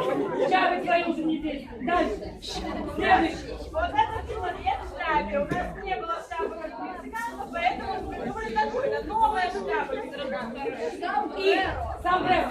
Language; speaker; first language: Russian; native; Russian